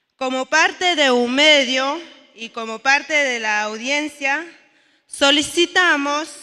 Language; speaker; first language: Spanish; native; Spanish